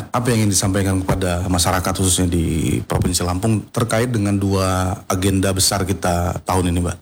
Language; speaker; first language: Indonesian; native; Indonesian